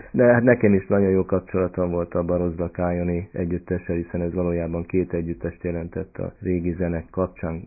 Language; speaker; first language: Hungarian; native; Hungarian